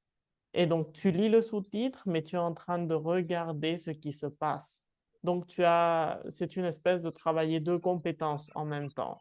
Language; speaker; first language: French; non-native, fluent; Spanish